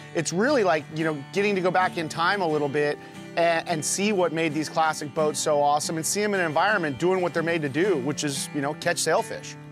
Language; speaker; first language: English; native; English